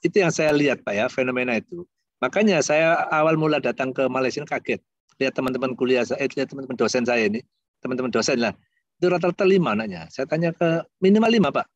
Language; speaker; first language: Indonesian; native; Indonesian